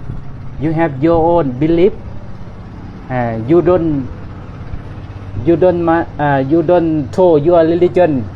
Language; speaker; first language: English; non-native, learner; Thai